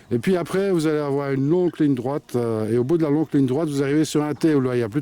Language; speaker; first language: French; native; French